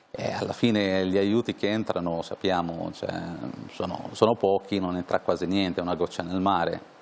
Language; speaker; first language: Italian; non-native, fluent; Arabic